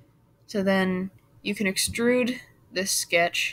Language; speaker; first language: English; native; English